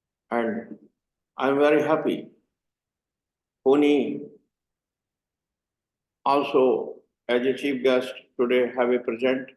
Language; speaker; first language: English; non-native, learner; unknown